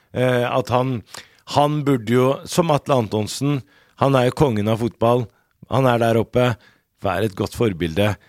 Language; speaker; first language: Norwegian; early bilingual, other home language; Arabic